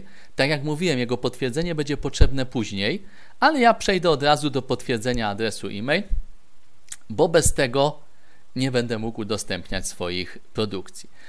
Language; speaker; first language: Polish; native; Polish